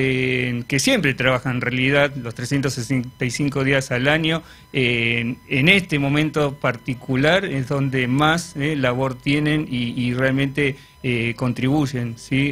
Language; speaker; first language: Spanish; native; Spanish